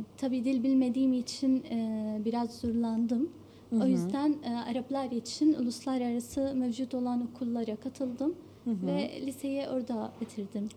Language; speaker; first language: Turkish; non-native, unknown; Arabic